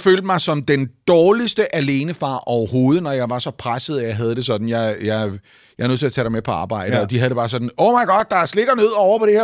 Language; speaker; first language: Danish; native; Danish